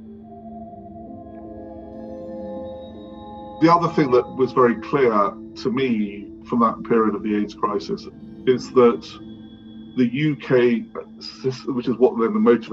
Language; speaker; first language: English; native; English